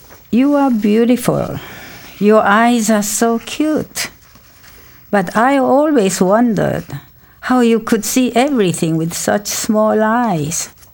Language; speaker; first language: English; non-native, fluent; Korean